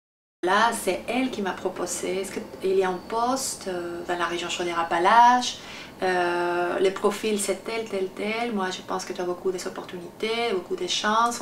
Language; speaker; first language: French; non-native, fluent; Spanish